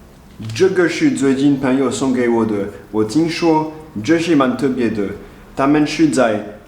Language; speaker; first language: Chinese; non-native, fluent; French